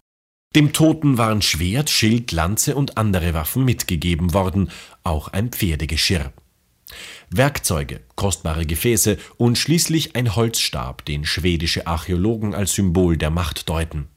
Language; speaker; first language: German; native; German